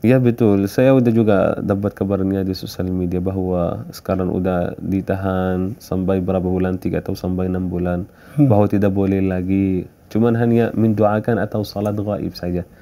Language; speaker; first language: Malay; non-native, fluent; Arabic